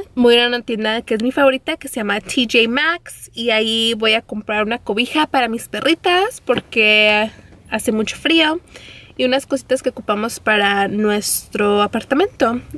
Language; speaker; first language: Spanish; early bilingual, heritage; Spanish